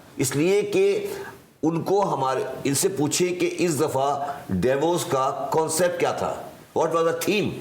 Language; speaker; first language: Urdu; native; Urdu